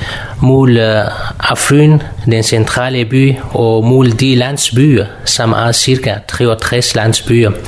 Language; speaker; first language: Danish; non-native, learner; Kurdish